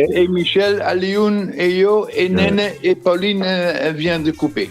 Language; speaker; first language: French; non-native, fluent; Dutch